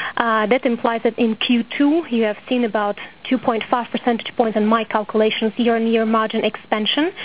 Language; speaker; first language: English; non-native, fluent; Russian